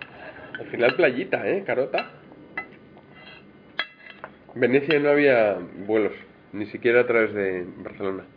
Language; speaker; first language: Spanish; native; Spanish